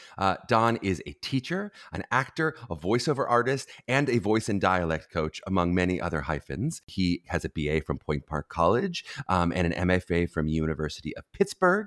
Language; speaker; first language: English; native; English